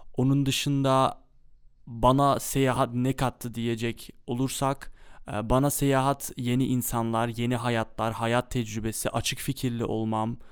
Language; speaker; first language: Turkish; early bilingual, heritage; Turkish